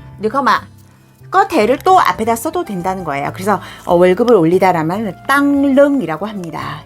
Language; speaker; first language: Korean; native; Korean